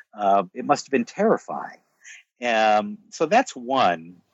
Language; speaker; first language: English; native; English